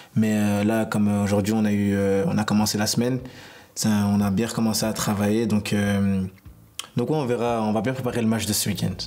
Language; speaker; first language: French; native; French